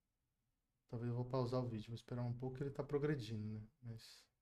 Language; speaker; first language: Portuguese; native; Portuguese